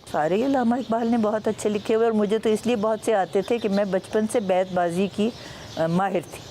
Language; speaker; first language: Urdu; non-native, local second language; Punjabi